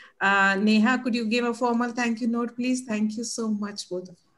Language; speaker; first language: English; non-native, local second language; Odia